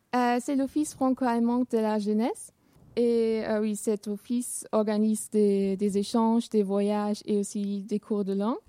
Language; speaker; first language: French; non-native, fluent; German